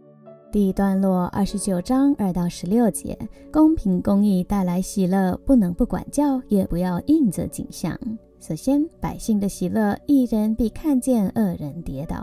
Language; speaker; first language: Chinese; native; Chinese